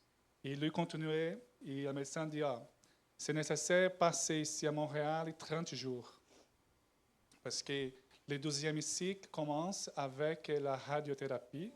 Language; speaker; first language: French; non-native, learner; Portuguese